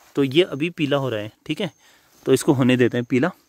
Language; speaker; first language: Hindi; native; Hindi